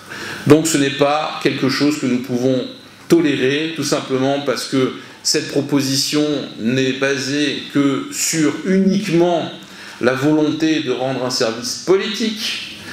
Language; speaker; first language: French; native; French